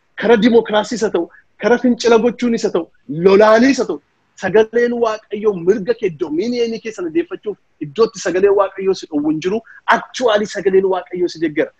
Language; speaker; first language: Oromo; native; Oromo